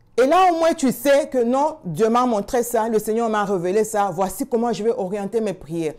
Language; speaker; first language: French; non-native, local second language; Swahili